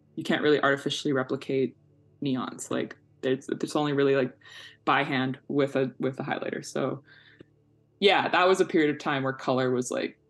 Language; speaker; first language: English; native; English